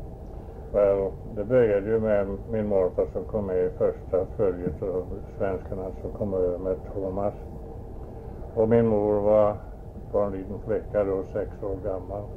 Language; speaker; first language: Swedish; early bilingual, heritage; Swedish